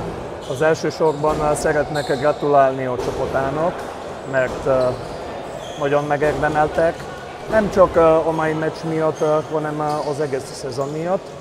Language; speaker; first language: Hungarian; non-native, fluent; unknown